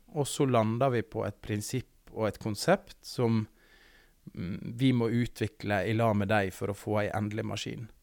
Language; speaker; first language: Norwegian; native; Norwegian